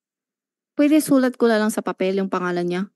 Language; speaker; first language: Filipino; non-native, learner; Chinese